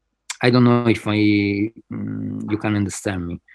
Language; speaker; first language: English; non-native, fluent; Spanish